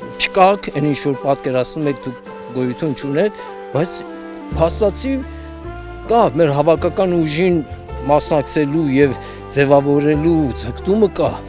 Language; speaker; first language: Armenian; early bilingual, heritage; Armenian